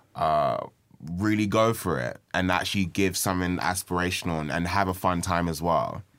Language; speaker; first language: English; early bilingual, other home language; Yoruba